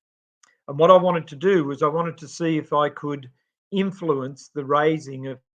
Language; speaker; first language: English; native; English